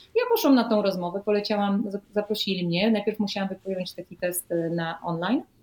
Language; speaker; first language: Polish; native; Polish